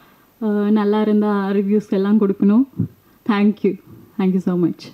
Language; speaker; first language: Tamil; non-native, fluent; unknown